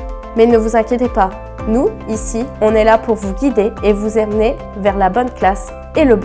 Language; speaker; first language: French; native; French